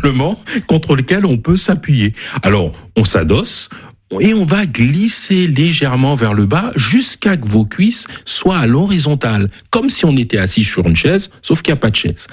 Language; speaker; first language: French; native; French